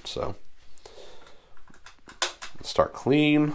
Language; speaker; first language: English; native; English